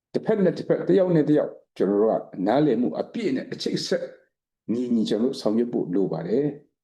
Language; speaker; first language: Burmese; non-native, local second language; Kachin